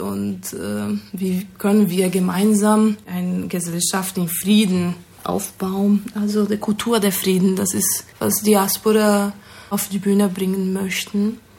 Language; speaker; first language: German; non-native, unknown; Portuguese